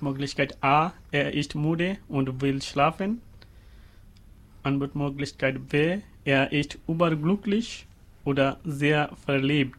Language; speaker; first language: German; non-native, learner; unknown